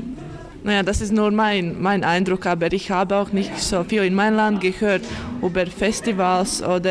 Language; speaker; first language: German; non-native, learner; Latvian